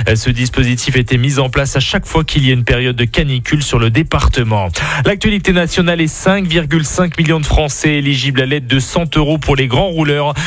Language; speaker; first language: French; native; French